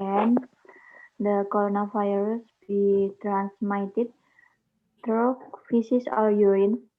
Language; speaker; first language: English; non-native, learner; Indonesian